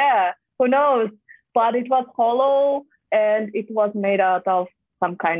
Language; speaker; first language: English; non-native, fluent; Kazakh